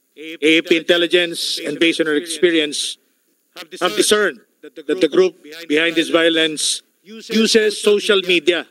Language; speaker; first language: English; non-native, local second language; Filipino